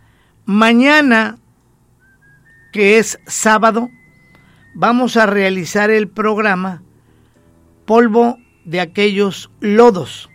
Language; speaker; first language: Spanish; native; Spanish